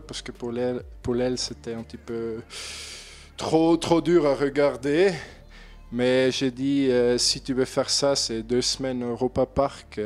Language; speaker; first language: French; non-native, learner; German